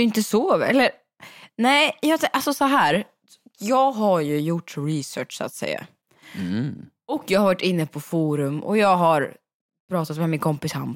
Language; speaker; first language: Swedish; native; Swedish